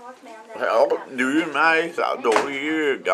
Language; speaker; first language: Swedish; native; Swedish